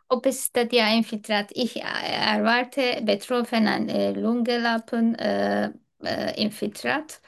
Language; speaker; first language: German; non-native, learner; Turkish